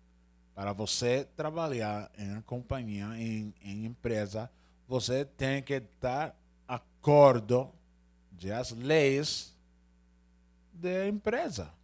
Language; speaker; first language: Portuguese; non-native, learner; Spanish